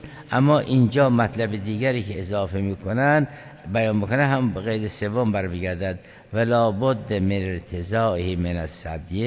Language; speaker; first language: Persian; native; Persian